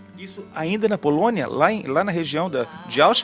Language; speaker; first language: Portuguese; native; Portuguese